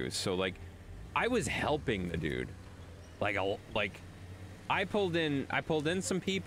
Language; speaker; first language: English; native; English